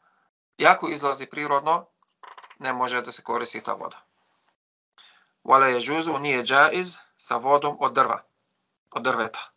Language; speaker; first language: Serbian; non-native, fluent; Arabic